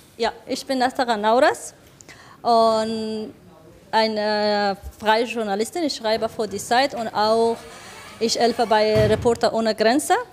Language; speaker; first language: German; non-native, fluent; Persian